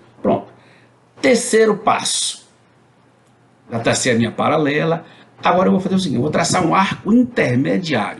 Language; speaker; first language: Portuguese; native; Portuguese